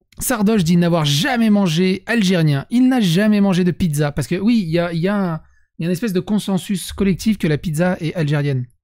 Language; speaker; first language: French; native; French